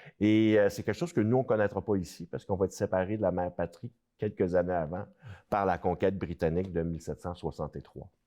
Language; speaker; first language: French; native; French